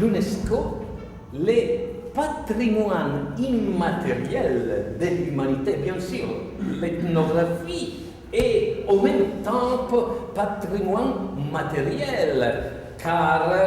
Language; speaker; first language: French; non-native, fluent; Italian